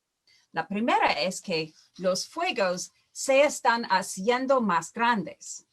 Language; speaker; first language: Spanish; non-native, fluent; English